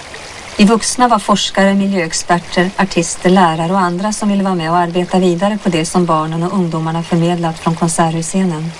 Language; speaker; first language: Swedish; native; Swedish